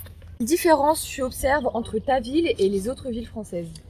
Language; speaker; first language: French; native; French